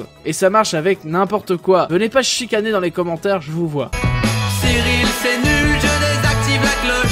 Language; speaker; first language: French; native; French